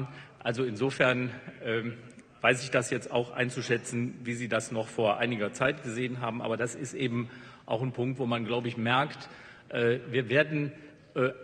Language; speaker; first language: German; native; German